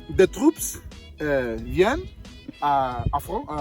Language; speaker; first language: French; non-native, learner; Portuguese